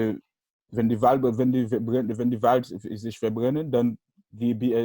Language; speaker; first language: German; non-native, learner; Haitian Creole